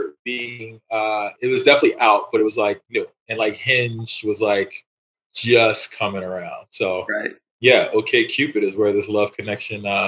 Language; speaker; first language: English; native; English